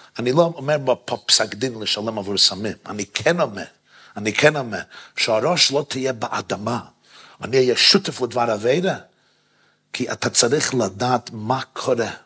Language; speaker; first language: Hebrew; non-native, fluent; English